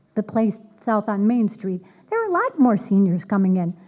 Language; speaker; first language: English; native; English